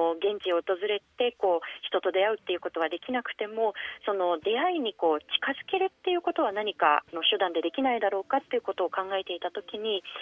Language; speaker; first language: Japanese; native; Japanese